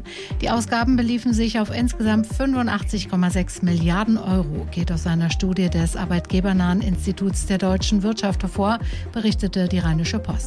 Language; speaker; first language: German; native; German